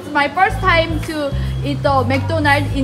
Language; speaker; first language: English; non-native, learner; Korean